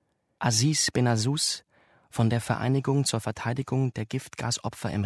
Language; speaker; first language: German; native; German